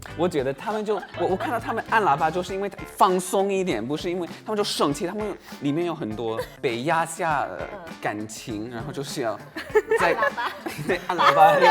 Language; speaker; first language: Chinese; non-native, fluent; English